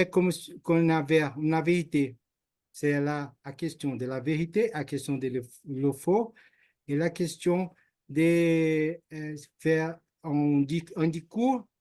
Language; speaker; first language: French; non-native, learner; Portuguese